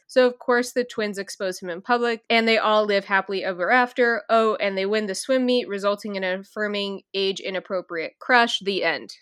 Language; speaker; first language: English; native; English